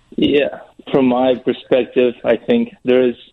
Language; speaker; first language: English; non-native, fluent; Russian